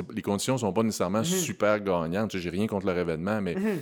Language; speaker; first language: French; native; French